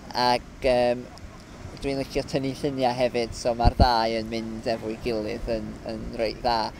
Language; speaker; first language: Welsh; non-native, fluent; English